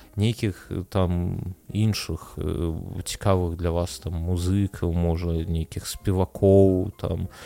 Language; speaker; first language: Belarusian; non-native, local second language; Russian